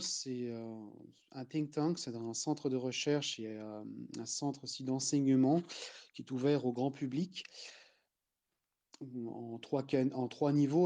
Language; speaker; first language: French; native; French